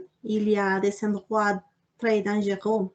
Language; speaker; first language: French; non-native, learner; Spanish